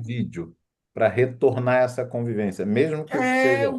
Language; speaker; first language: Portuguese; native; Portuguese